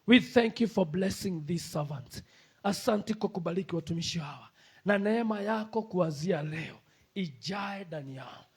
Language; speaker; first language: English; non-native, local second language; Swahili